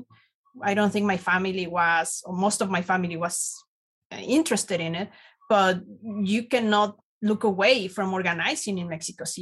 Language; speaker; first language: English; non-native, fluent; Spanish